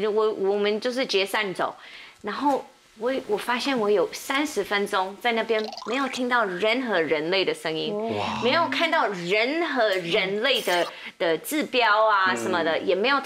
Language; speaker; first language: Chinese; non-native, fluent; Thai